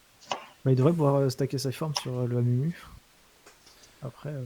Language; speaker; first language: French; native; French